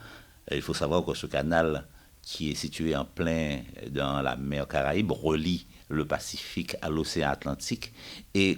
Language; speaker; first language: French; native; French